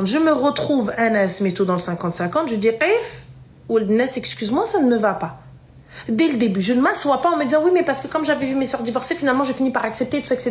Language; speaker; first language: French; native; French